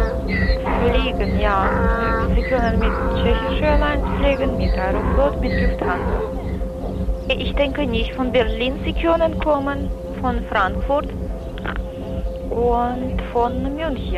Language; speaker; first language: German; non-native, fluent; Armenian